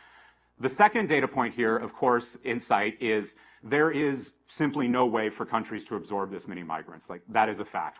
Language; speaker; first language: English; native; English